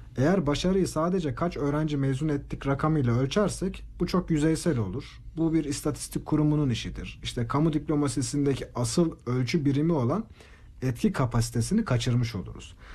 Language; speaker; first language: Turkish; native; Turkish